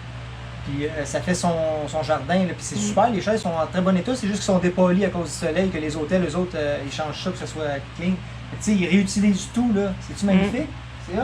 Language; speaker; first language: French; native; French